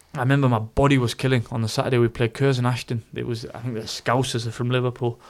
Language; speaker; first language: English; native; English